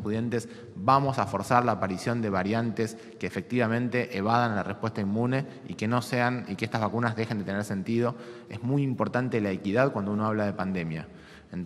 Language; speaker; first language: Spanish; native; Spanish